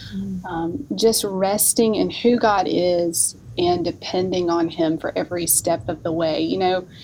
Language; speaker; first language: English; native; English